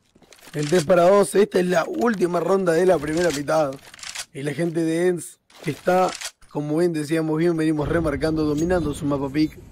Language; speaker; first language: Spanish; native; Spanish